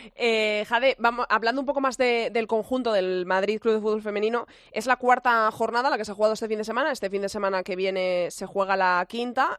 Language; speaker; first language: Spanish; native; Spanish